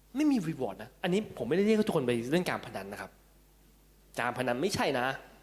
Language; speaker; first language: Thai; early bilingual, heritage; Thai